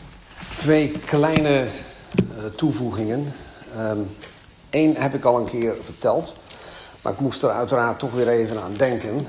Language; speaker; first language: Dutch; native; Dutch